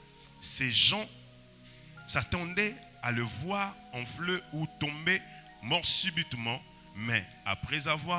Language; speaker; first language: French; non-native, local second language; Lingala